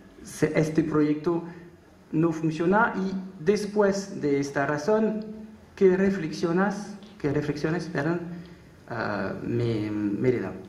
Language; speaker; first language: Spanish; non-native, learner; French